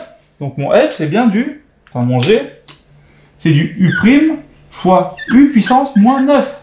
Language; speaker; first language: French; native; French